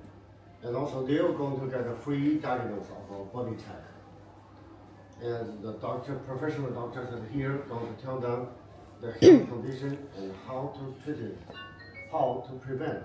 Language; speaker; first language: English; non-native, fluent; Chinese